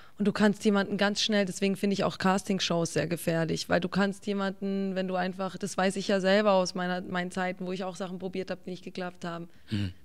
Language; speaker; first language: German; early bilingual, other home language; English